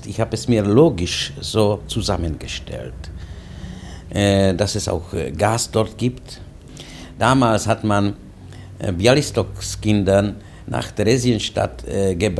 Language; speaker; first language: German; non-native, fluent; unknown